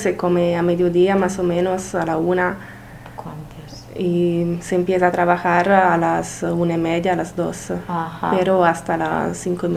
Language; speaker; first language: Spanish; non-native, learner; Italian